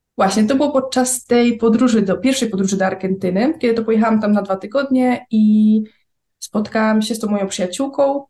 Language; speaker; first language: Polish; native; Polish